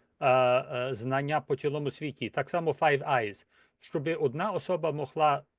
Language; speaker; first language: Ukrainian; early bilingual, heritage; Ukrainian